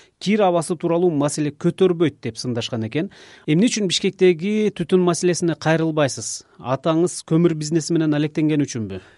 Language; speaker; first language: Kyrgyz; native; Kyrgyz